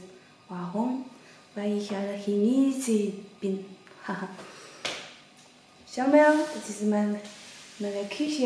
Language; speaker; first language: German; non-native, fluent; Chinese